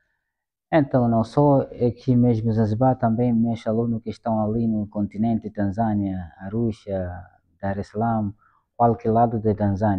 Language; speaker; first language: Portuguese; non-native, fluent; Swahili